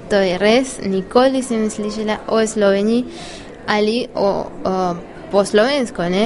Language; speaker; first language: Slovenian; non-native, learner; Spanish